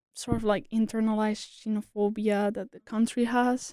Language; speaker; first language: English; non-native, fluent; Spanish